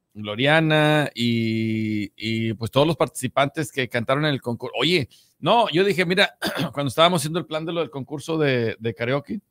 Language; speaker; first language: Spanish; native; Spanish